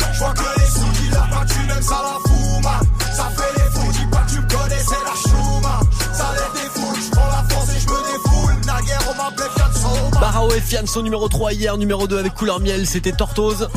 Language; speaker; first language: French; native; French